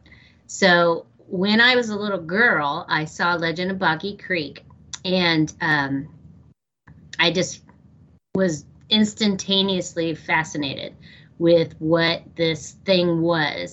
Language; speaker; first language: English; native; English